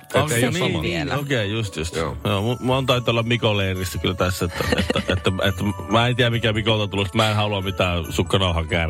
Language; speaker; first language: Finnish; native; Finnish